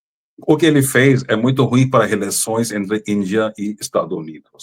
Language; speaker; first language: Portuguese; non-native, fluent; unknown